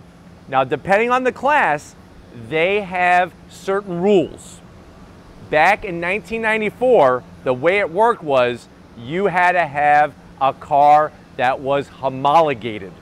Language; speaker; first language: English; native; English